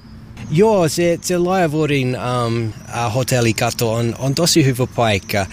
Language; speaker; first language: Finnish; non-native, learner; English